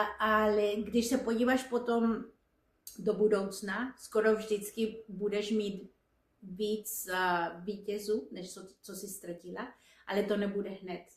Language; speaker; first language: Czech; non-native, fluent; Spanish